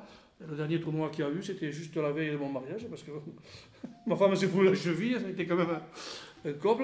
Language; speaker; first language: French; native; French